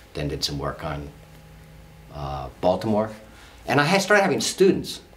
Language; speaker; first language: English; native; English